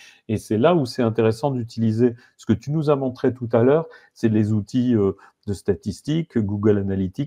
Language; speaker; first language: French; native; French